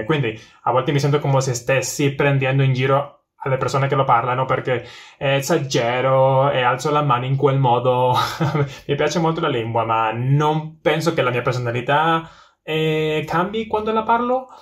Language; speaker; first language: Italian; non-native, learner; Spanish